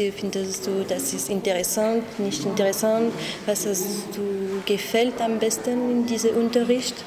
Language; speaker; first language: German; non-native, learner; French